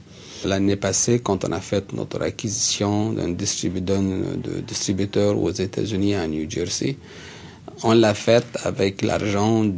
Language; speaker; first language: French; non-native, local second language; Arabic